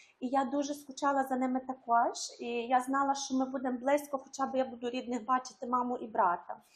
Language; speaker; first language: Ukrainian; native; Ukrainian